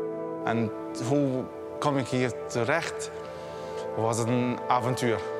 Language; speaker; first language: Dutch; early bilingual, other home language; Arabic